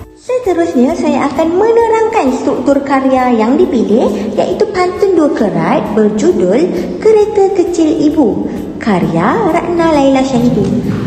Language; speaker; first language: Malay; native; Malay